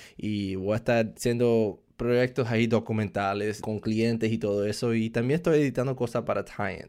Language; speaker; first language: Spanish; early bilingual, heritage; Spanish